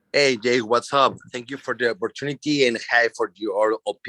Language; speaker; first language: English; non-native, learner; Spanish